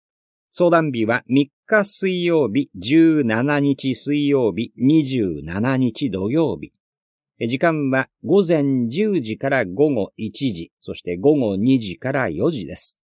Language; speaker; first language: Japanese; native; Japanese